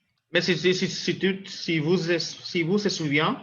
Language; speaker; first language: French; non-native, learner; Spanish